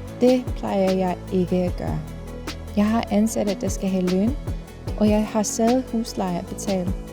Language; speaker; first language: Danish; non-native, fluent; English